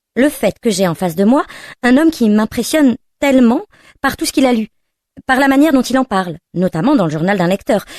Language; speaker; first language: French; native; French